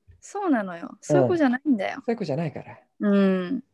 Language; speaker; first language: Japanese; native; Japanese